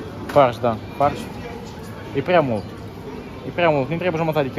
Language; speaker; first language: Romanian; native; Romanian